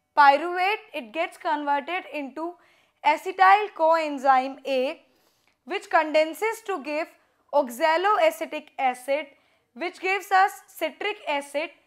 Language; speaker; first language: English; non-native, local second language; Hindi